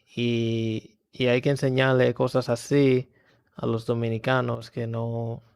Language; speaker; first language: Spanish; early bilingual, other home language; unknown